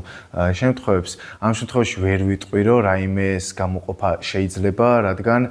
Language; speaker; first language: Georgian; native; Georgian